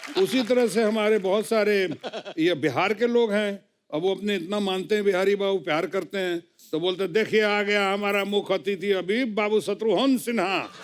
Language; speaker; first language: Hindi; native; Hindi